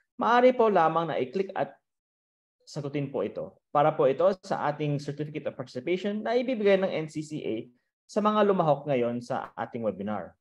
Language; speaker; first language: Filipino; native; Filipino